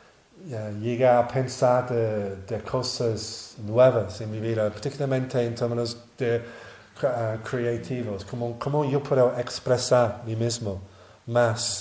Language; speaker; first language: Spanish; non-native, learner; English